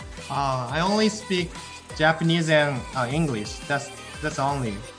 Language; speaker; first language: English; non-native, fluent; Japanese